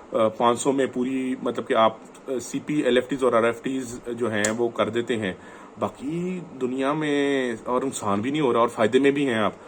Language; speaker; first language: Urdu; non-native, local second language; Punjabi